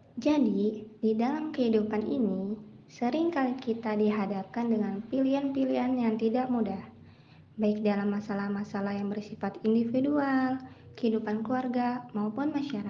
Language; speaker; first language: Indonesian; native; Indonesian